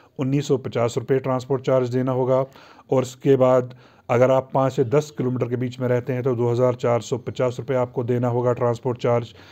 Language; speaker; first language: Hindi; non-native, local second language; Kashmiri